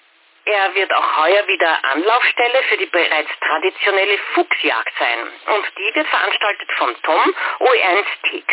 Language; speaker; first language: German; native; German